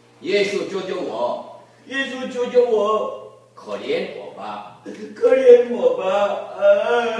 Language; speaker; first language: Chinese; non-native, learner; Korean